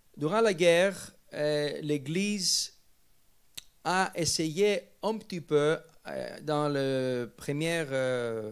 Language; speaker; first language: French; non-native, fluent; Greek